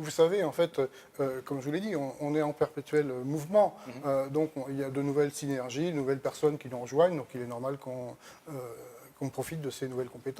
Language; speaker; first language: French; native; French